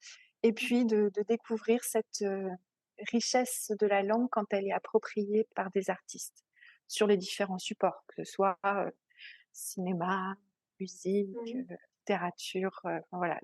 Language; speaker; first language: French; native; French